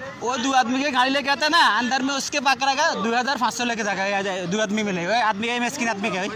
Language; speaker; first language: Hindi; non-native, learner; Bangla